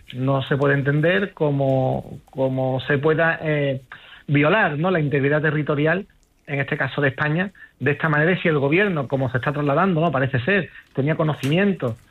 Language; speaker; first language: Spanish; native; Spanish